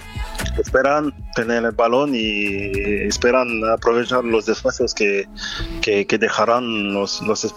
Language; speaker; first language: Spanish; non-native, fluent; French